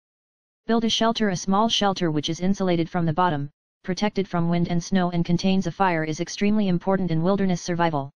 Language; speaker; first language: English; native; English